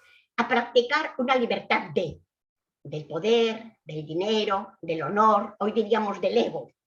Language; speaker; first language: Spanish; native; Spanish